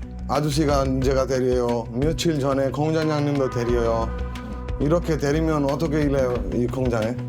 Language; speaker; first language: Korean; non-native, learner; Bangla